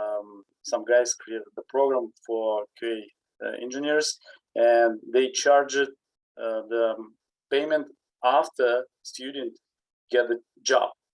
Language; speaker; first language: English; non-native, learner; Russian